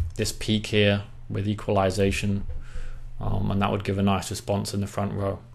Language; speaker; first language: English; native; English